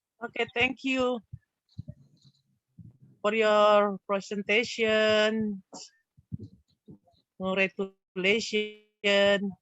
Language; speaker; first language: English; non-native, learner; Indonesian